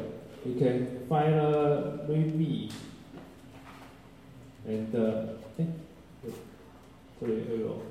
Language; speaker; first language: English; non-native, learner; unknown